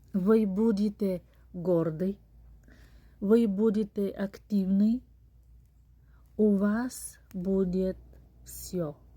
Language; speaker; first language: Russian; non-native, learner; Bulgarian